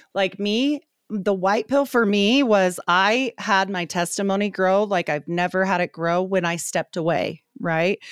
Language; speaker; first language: English; native; English